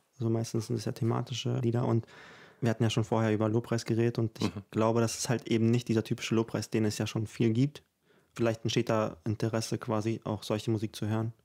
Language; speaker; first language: German; early bilingual, other home language; Ukrainian